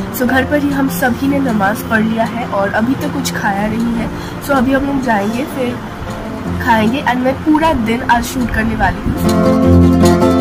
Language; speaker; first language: Hindi; non-native, local second language; Bangla